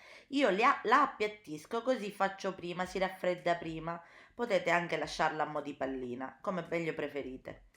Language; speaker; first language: Italian; native; Italian